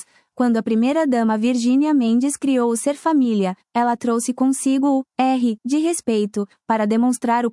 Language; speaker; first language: Portuguese; native; Portuguese